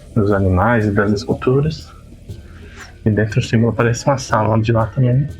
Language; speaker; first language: Portuguese; native; Portuguese